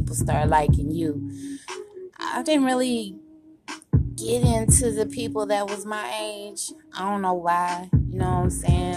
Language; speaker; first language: English; native; English